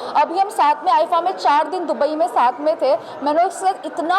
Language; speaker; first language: Hindi; native; Hindi